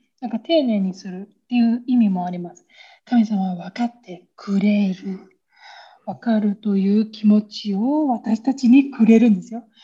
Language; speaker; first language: Japanese; native; Japanese